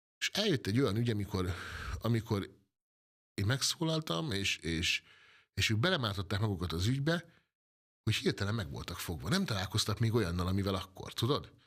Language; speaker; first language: Hungarian; native; Hungarian